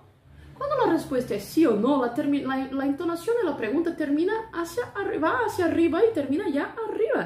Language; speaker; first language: Spanish; non-native, fluent; Portuguese